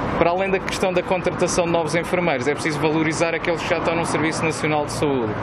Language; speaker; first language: Portuguese; native; Portuguese